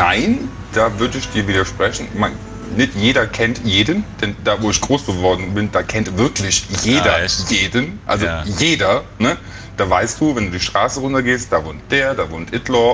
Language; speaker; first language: German; native; German